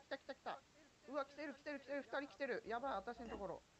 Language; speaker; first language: Japanese; native; Japanese